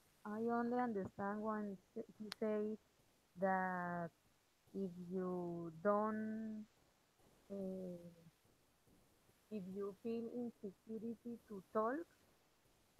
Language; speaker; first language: English; non-native, learner; Spanish